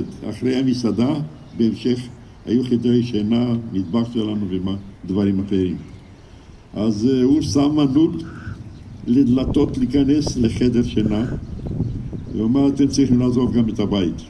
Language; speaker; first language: Hebrew; non-native, fluent; Romanian